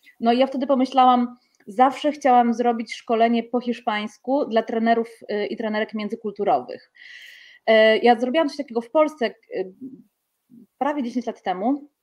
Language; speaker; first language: Polish; native; Polish